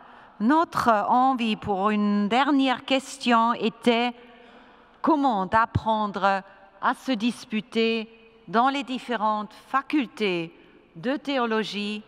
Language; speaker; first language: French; non-native, fluent; German